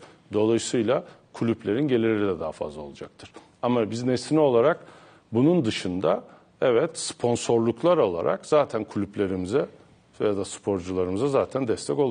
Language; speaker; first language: Turkish; native; Turkish